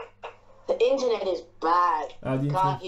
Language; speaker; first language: English; non-native, fluent; Chinese